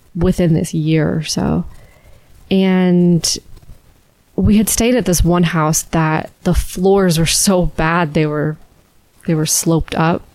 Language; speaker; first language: English; native; English